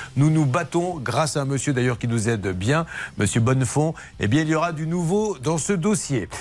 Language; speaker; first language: French; native; French